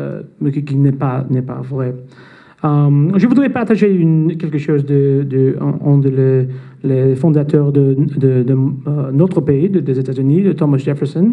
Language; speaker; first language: French; non-native, fluent; English